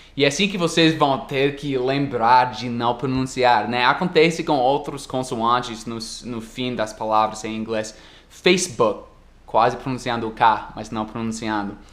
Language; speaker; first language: Portuguese; non-native, fluent; English